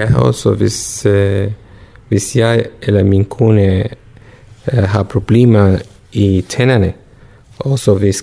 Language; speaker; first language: Danish; non-native, learner; Arabic